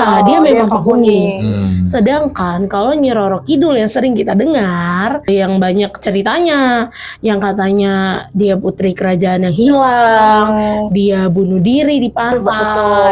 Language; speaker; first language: Indonesian; native; Indonesian